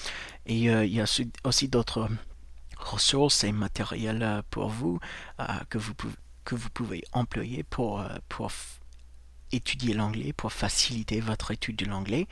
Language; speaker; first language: French; non-native, fluent; English